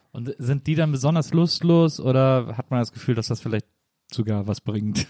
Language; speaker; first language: German; native; German